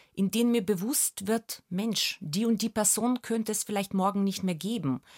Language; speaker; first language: German; non-native, fluent; Russian